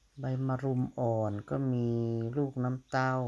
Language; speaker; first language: Thai; non-native, local second language; Lao